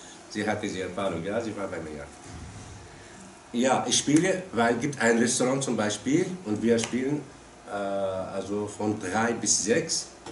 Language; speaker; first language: German; non-native, learner; Arabic